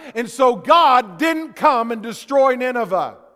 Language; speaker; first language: English; native; English